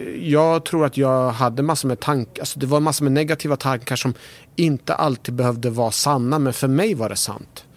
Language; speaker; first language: Swedish; early bilingual, other home language; Persian